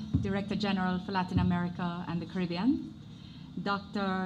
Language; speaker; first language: English; native; English